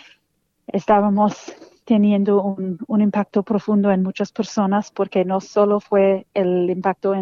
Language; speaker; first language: Spanish; non-native, fluent; English